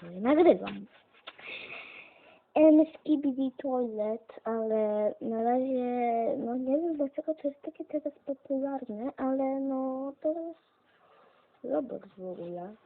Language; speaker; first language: Polish; native; Polish